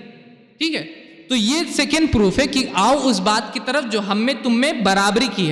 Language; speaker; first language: Urdu; native; Urdu